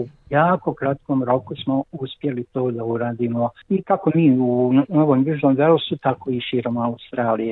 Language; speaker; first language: Croatian; native; Croatian